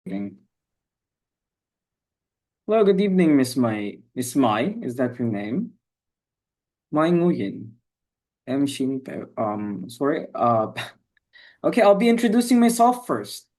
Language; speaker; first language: English; non-native, fluent; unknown